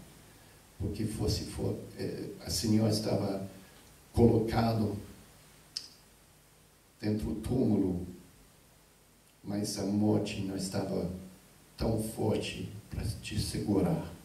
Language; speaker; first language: Portuguese; non-native, fluent; English